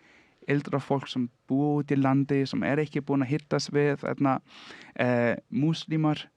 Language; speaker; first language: Icelandic; non-native, learner; Danish